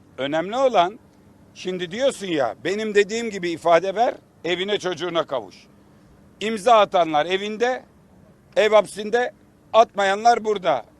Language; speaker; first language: Turkish; native; Turkish